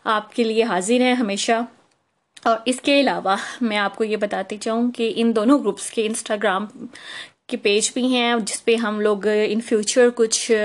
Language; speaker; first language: Urdu; native; Urdu